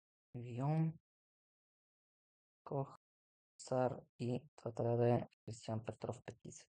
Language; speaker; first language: Bulgarian; native; Bulgarian